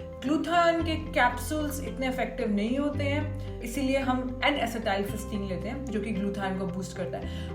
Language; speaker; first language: Hindi; native; Hindi